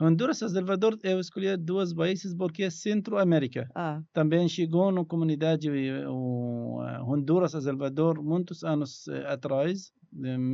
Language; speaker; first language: Portuguese; non-native, learner; Arabic